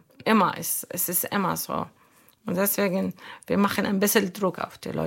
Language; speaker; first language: German; non-native, learner; Arabic